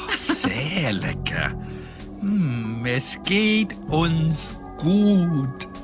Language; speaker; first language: German; non-native, learner; English